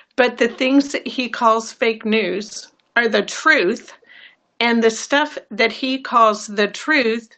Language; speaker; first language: English; native; English